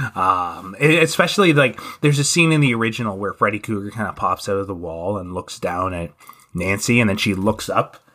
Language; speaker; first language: English; native; English